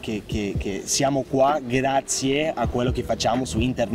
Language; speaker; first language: Italian; non-native, fluent; English